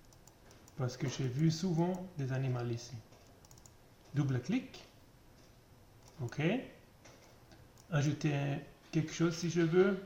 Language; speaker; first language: French; non-native, learner; German